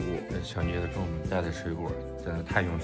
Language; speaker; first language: Chinese; native; Chinese